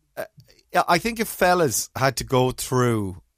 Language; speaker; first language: English; native; English